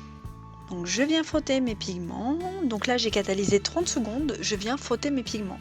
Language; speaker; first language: French; native; French